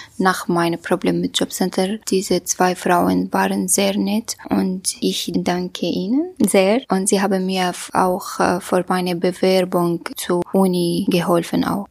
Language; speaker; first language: German; non-native, learner; Kurdish